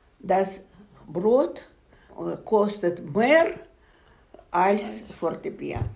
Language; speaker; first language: German; non-native, learner; Russian